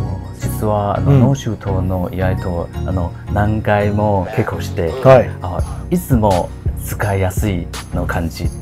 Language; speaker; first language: Japanese; non-native, learner; Chinese